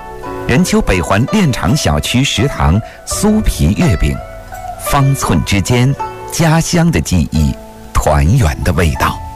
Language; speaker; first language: Chinese; native; Chinese